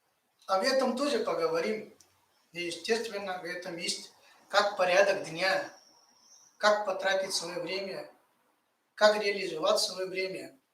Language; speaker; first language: Russian; non-native, fluent; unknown